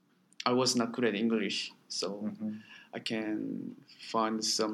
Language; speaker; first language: English; non-native, learner; Korean